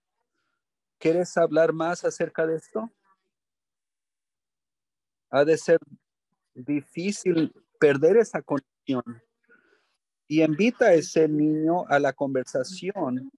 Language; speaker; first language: Spanish; early bilingual, heritage; English